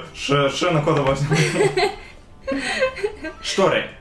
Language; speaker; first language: Japanese; non-native, fluent; Russian